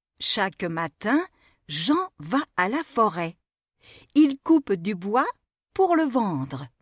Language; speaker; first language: French; non-native, local second language; Arabic